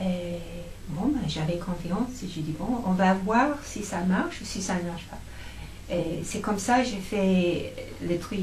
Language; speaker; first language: French; non-native, fluent; English